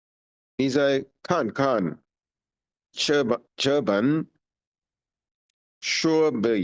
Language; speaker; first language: Chinese; non-native, learner; Urdu